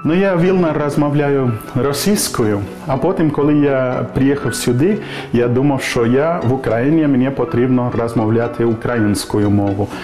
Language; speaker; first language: Ukrainian; non-native, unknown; English